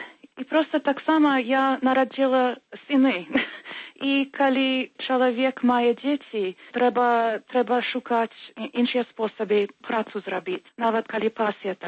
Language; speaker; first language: Belarusian; early bilingual, heritage; Belarusian